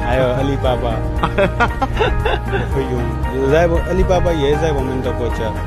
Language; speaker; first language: Chinese; non-native, learner; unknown